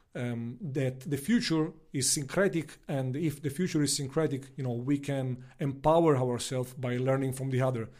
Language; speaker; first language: English; non-native, fluent; Italian